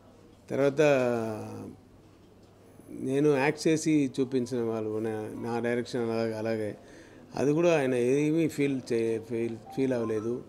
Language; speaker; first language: Telugu; non-native, learner; Tamil